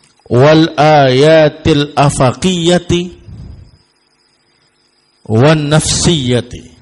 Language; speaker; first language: Arabic; non-native, fluent; Indonesian